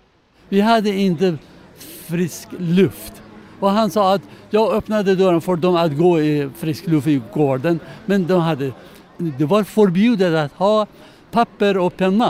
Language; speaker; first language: Swedish; non-native, learner; Persian